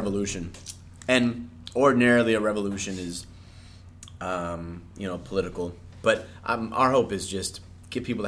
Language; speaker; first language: English; native; English